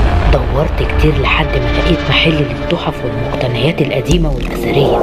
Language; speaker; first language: Arabic; native; Arabic